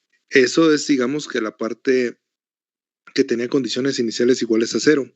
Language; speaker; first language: Spanish; native; Spanish